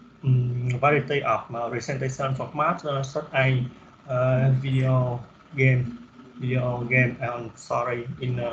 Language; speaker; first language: English; non-native, learner; Vietnamese